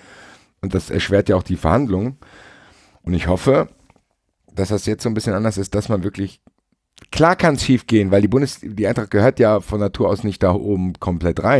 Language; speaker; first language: German; native; German